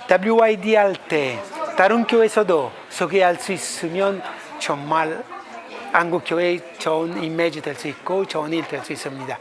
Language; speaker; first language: Korean; non-native, fluent; Italian